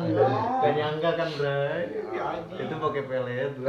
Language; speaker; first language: Malay; native; Malay